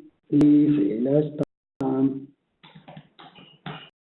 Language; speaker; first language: French; non-native, learner; Spanish